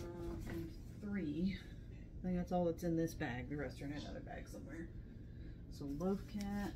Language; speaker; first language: English; native; English